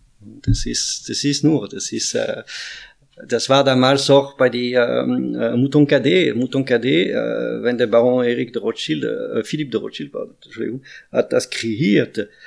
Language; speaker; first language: German; non-native, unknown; French